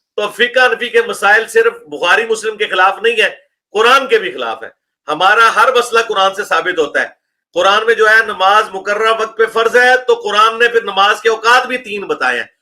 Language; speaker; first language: Urdu; non-native, local second language; Punjabi